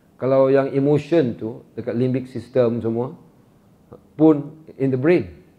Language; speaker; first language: English; non-native, local second language; Malay